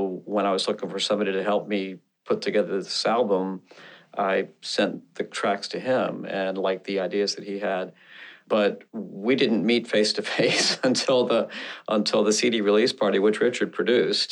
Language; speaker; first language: English; native; English